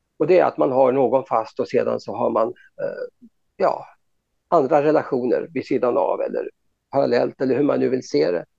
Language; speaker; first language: Swedish; native; Swedish